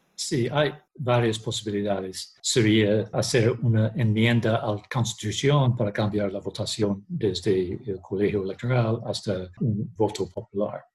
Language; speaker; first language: Spanish; non-native, learner; English